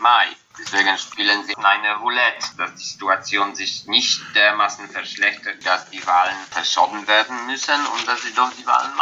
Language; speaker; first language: German; non-native, fluent; Polish